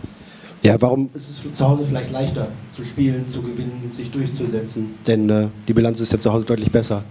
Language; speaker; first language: German; native; German